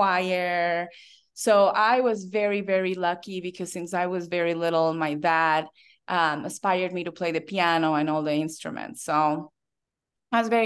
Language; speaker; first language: English; non-native, fluent; Spanish